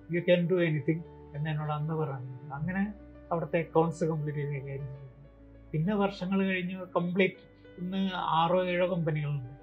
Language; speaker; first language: Malayalam; native; Malayalam